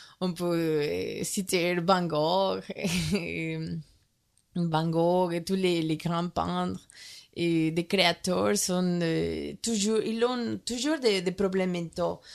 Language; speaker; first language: French; non-native, learner; Spanish